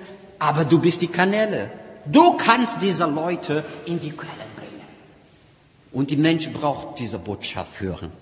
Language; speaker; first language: German; non-native, learner; Portuguese